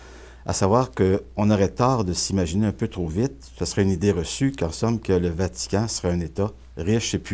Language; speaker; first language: French; native; French